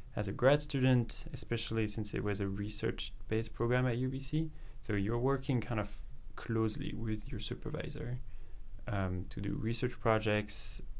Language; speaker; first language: English; non-native, fluent; French